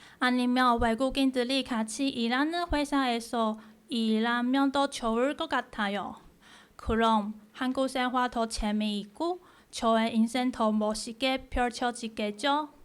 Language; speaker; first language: Korean; non-native, fluent; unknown